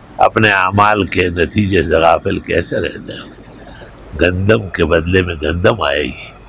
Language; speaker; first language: Urdu; non-native, local second language; Pashto